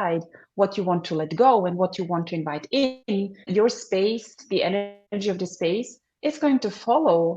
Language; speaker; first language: English; non-native, fluent; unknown